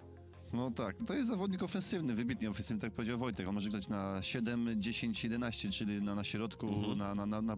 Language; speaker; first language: Polish; native; Polish